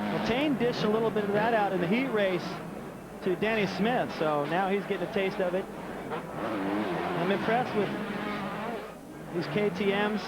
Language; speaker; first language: English; native; English